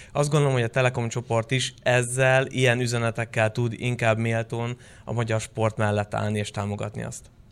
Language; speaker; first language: Hungarian; native; Hungarian